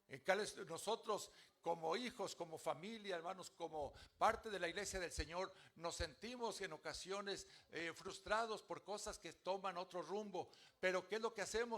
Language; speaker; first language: Spanish; native; Spanish